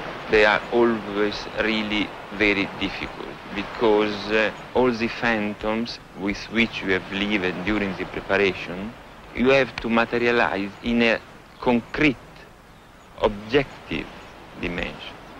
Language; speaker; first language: English; non-native, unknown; Italian